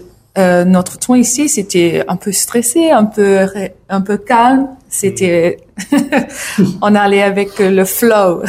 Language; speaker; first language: French; non-native, learner; English